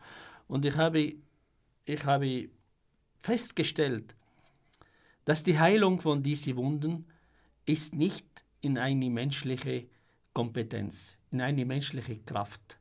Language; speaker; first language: German; non-native, fluent; Arabic